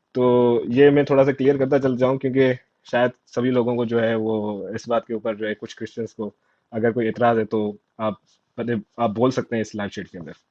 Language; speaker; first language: Urdu; non-native, local second language; Sindhi